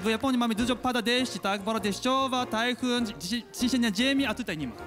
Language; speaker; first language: Polish; non-native, learner; Japanese